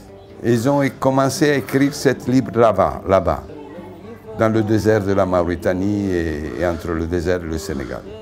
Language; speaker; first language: French; non-native, fluent; Italian